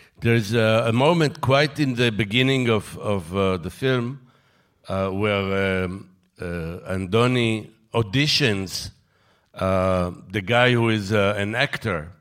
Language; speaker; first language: English; non-native, fluent; Hebrew